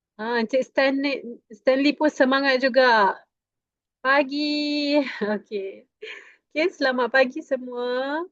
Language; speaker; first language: Malay; native; Malay